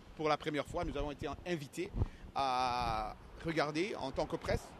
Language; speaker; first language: French; non-native, local second language; Lingala